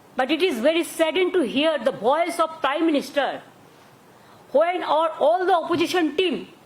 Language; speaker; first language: English; non-native, local second language; Bangla